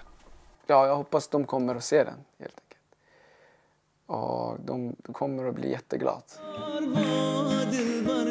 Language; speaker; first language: Swedish; non-native, fluent; Persian